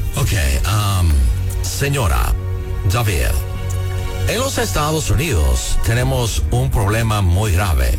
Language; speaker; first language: Spanish; non-native, learner; English